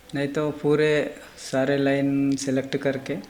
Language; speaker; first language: Hindi; non-native, local second language; Telugu